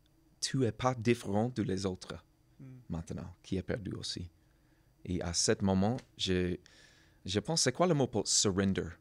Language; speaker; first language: French; non-native, learner; English